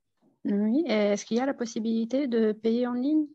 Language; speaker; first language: French; non-native, fluent; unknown